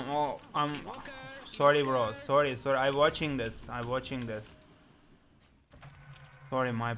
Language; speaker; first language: English; non-native, learner; Turkish